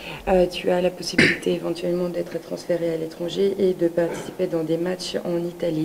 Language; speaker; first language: French; non-native, fluent; Bulgarian